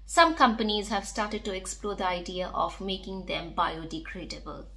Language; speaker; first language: English; non-native, local second language; Bangla